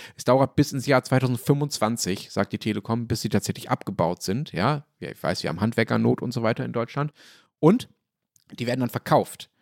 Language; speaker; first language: German; native; German